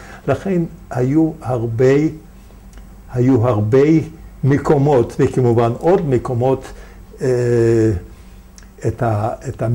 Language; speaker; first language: Hebrew; non-native, fluent; Yiddish